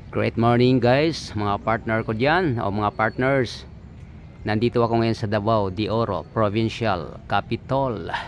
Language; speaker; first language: Filipino; non-native, local second language; Cebuano